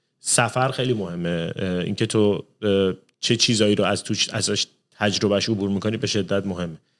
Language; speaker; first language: Persian; native; Persian